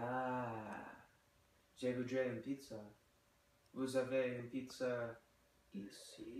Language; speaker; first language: French; non-native, learner; English